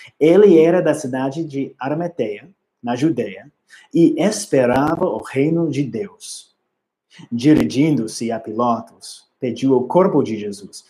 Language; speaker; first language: Portuguese; non-native, learner; English